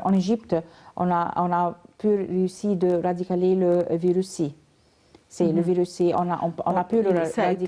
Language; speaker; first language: French; non-native, learner; Arabic